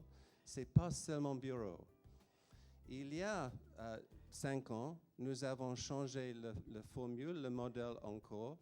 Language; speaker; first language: French; non-native, fluent; English